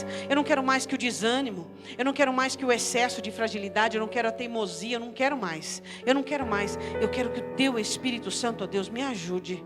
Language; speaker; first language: Portuguese; native; Portuguese